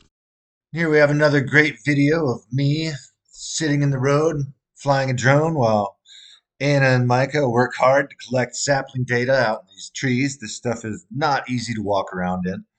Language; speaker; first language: English; native; English